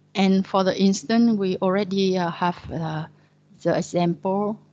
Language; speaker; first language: English; non-native, fluent; Vietnamese